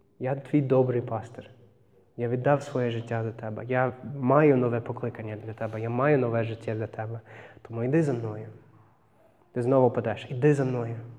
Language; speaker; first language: Ukrainian; non-native, fluent; English